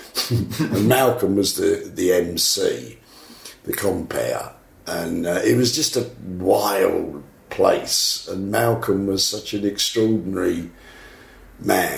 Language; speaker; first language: English; native; English